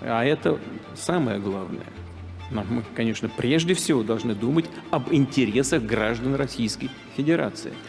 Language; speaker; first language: Russian; native; Russian